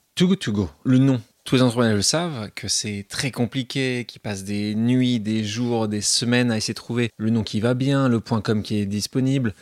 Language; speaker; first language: French; native; French